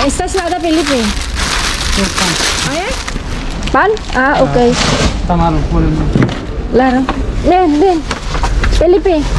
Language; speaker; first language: Spanish; non-native, learner; Filipino